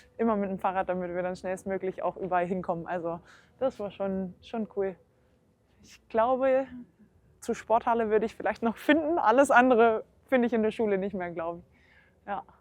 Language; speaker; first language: German; early bilingual, heritage; German